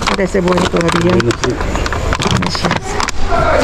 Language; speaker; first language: Spanish; non-native, fluent; Filipino